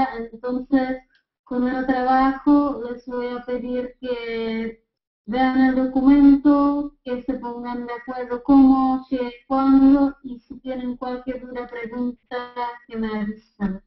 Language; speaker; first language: Spanish; non-native, fluent; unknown